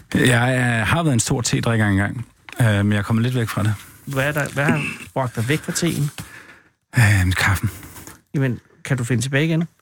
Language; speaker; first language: Danish; non-native, fluent; English